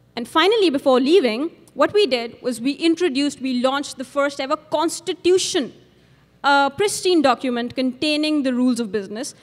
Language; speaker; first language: English; non-native, local second language; Urdu